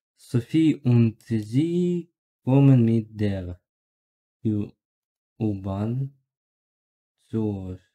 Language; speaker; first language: German; non-native, learner; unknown